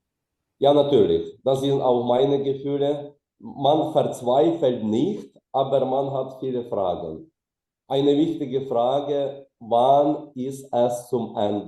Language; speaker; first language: German; non-native, fluent; Ukrainian